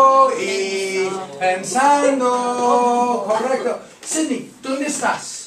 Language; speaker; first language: Spanish; non-native, fluent; English